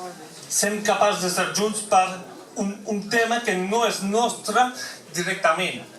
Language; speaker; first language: Catalan; non-native, local second language; French